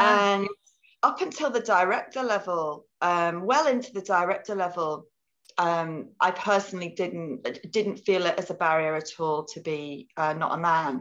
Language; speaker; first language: English; native; English